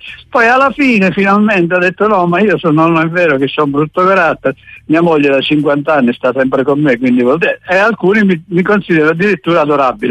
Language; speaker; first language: Italian; native; Italian